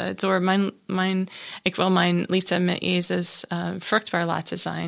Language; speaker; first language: Dutch; non-native, learner; English